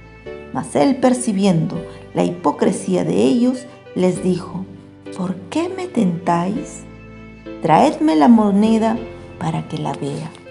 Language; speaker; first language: Spanish; native; Spanish